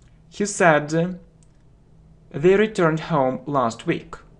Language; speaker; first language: English; non-native, fluent; Russian